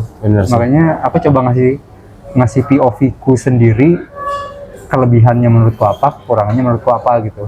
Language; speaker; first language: Indonesian; native; Indonesian